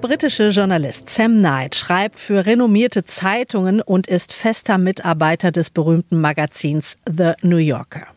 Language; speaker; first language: German; native; German